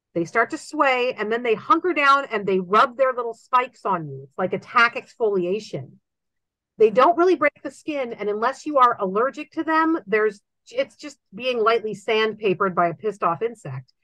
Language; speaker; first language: English; native; English